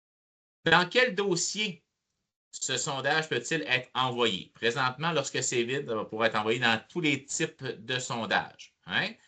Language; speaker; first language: French; native; French